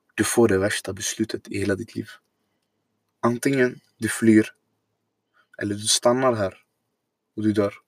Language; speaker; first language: Swedish; non-native, fluent; Arabic